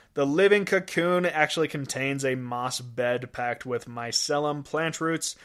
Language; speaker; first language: English; native; English